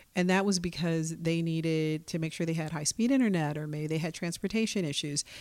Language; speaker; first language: English; native; English